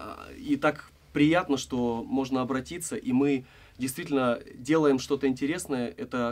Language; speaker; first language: Russian; native; Russian